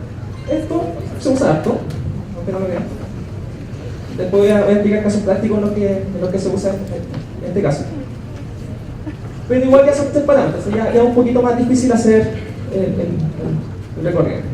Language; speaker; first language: Spanish; native; Spanish